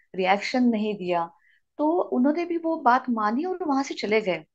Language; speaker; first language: Hindi; non-native, local second language; Marathi